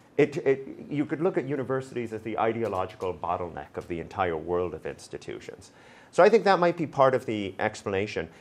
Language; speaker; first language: English; native; English